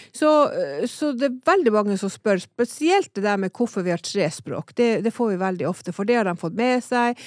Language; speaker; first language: Norwegian; native; Norwegian